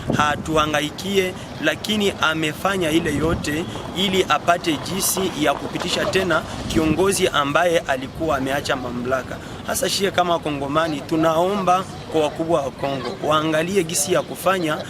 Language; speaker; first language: Swahili; native; Swahili